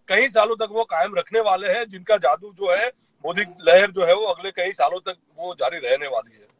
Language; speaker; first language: Hindi; non-native, local second language; Gujarati